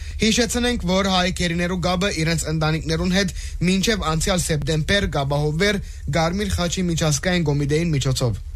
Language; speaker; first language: Armenian; early bilingual, heritage; Armenian